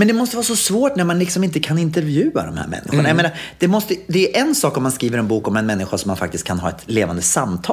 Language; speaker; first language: Swedish; native; Swedish